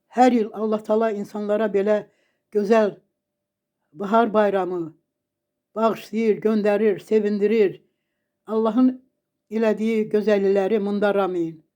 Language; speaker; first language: Azerbaijani; native; Azerbaijani